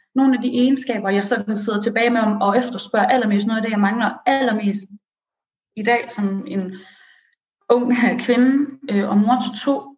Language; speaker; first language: Danish; early bilingual, other home language; Persian